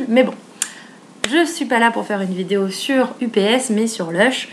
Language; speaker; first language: French; native; French